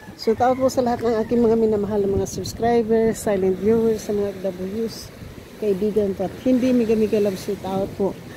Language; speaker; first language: Filipino; non-native, local second language; Cebuano